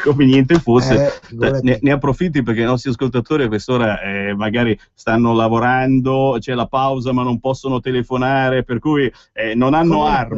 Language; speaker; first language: Italian; native; Italian